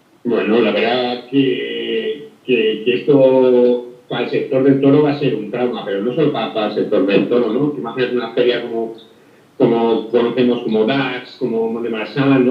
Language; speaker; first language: Spanish; native; Spanish